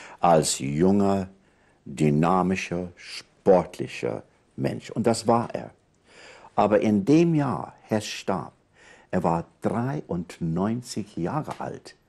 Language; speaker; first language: German; non-native, fluent; English